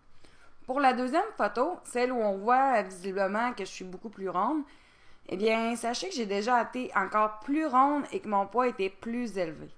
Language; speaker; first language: French; native; French